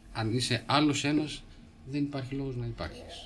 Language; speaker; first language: Greek; native; Greek